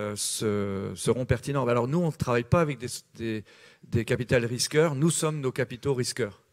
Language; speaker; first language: French; native; French